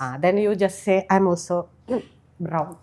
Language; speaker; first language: English; non-native, local second language; Malayalam